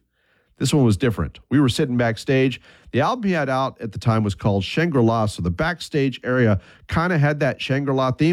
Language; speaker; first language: English; native; English